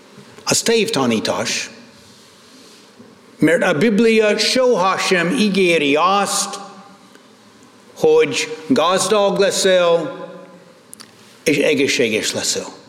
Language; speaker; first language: Hungarian; non-native, fluent; English